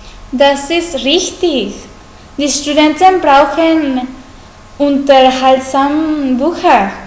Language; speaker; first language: German; non-native, learner; Spanish